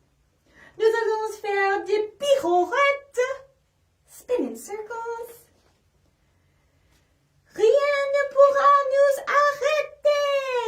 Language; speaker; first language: French; non-native, fluent; English